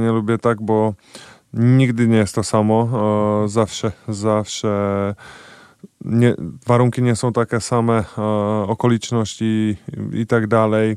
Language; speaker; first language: Polish; non-native, fluent; Czech